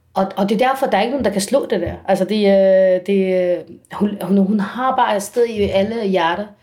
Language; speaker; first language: Danish; non-native, fluent; Arabic